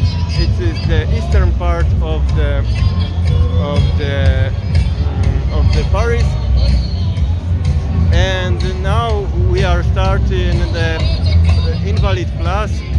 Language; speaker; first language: English; non-native, fluent; Polish